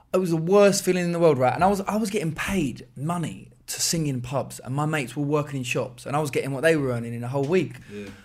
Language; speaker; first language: English; native; English